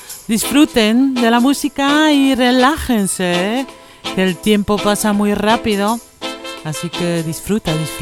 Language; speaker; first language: Spanish; non-native, learner; Dutch